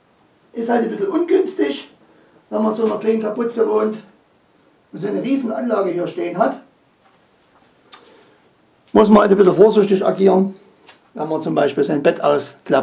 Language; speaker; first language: German; native; German